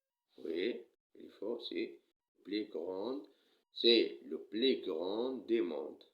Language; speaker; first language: French; non-native, local second language; Arabic